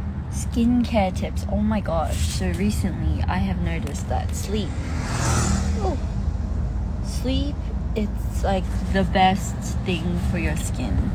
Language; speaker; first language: English; early bilingual, other home language; Korean